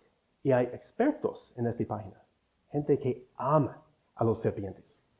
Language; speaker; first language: Spanish; non-native, fluent; English